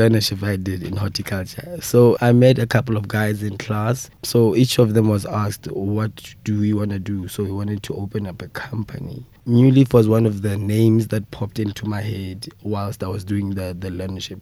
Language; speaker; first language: English; non-native, local second language; Southern Sotho